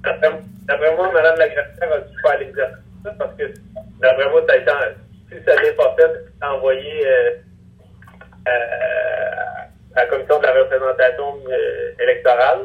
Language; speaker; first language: French; native; French